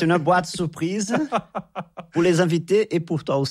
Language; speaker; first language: French; non-native, fluent; Portuguese